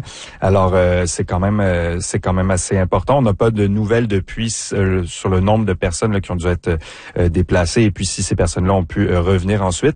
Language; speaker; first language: French; native; French